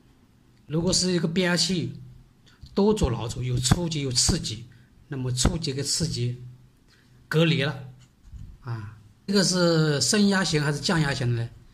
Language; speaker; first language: Chinese; native; Chinese